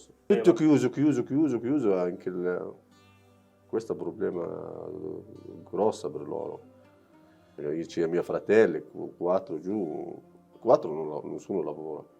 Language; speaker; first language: Italian; non-native, learner; Arabic